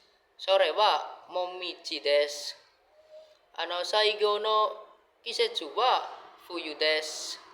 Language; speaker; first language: Japanese; non-native, learner; Indonesian